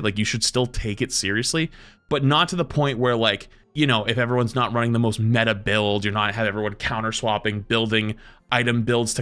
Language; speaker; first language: English; native; English